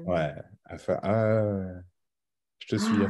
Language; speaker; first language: French; native; French